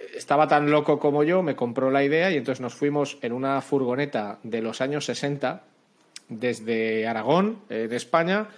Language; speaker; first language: Spanish; native; Spanish